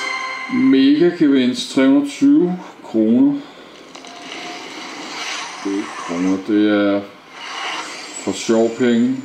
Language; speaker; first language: Danish; native; Danish